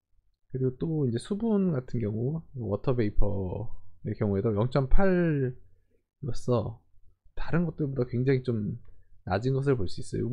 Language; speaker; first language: Korean; native; Korean